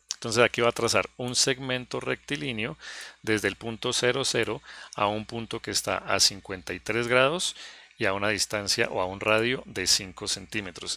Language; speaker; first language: Spanish; native; Spanish